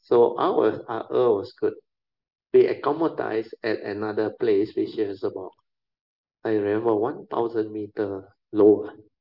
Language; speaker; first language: English; non-native, local second language; Min Nan Chinese